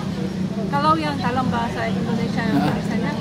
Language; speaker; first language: Indonesian; non-native, fluent; Korean